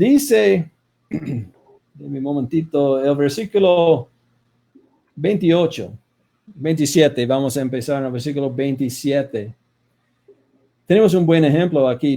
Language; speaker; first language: Spanish; non-native, fluent; English